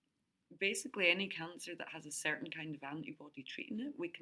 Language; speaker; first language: English; native; English